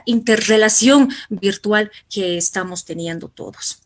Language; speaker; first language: Spanish; native; Spanish